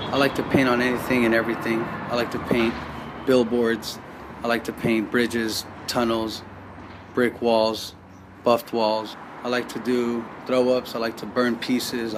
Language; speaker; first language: English; native; English